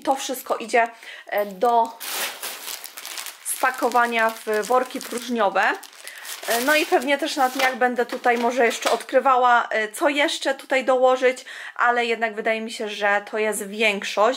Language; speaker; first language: Polish; native; Polish